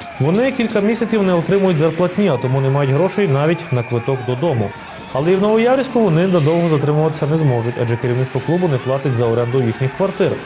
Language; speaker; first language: Ukrainian; native; Ukrainian